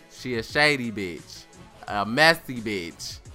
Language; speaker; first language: English; native; English